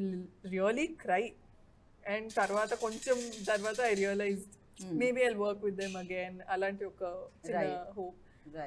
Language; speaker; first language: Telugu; non-native, fluent; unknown